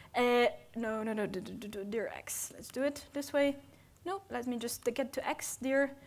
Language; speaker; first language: English; non-native, fluent; Polish